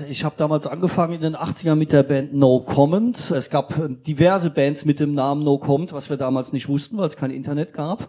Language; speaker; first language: German; native; German